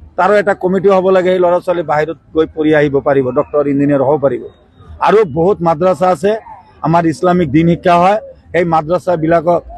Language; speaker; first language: Assamese; non-native, local second language; Bangla